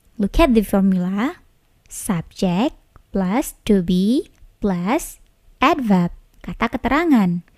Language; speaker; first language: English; non-native, fluent; Indonesian